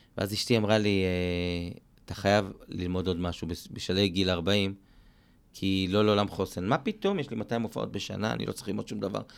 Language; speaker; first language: Hebrew; native; Hebrew